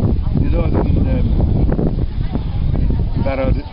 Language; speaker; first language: Welsh; non-native, learner; Irish